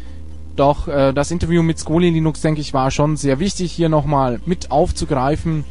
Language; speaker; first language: German; native; German